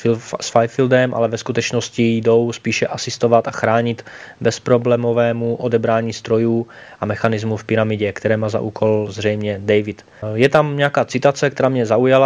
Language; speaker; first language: Czech; native; Czech